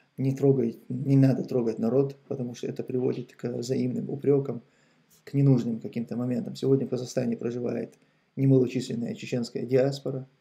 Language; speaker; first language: Russian; non-native, local second language; Chechen